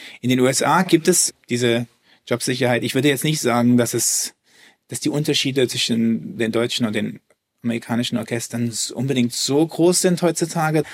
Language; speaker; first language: German; early bilingual, heritage; German